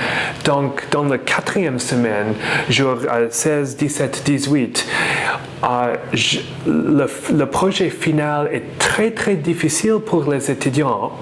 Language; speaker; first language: French; non-native, fluent; English